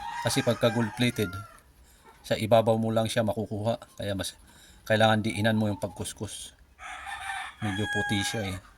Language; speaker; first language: Filipino; native; Filipino